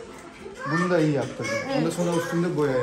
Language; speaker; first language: Turkish; non-native, learner; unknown